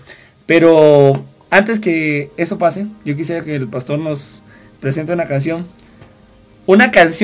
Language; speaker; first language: Spanish; native; Spanish